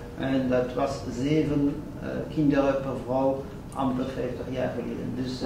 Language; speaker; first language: Dutch; non-native, fluent; French